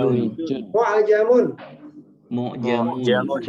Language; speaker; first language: Arabic; non-native, learner; Indonesian